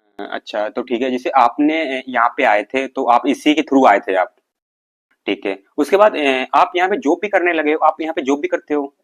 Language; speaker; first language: Hindi; native; Hindi